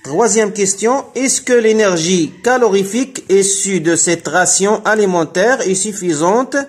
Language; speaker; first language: French; non-native, local second language; Arabic